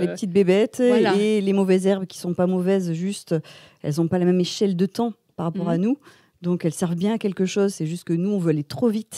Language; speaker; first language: French; native; French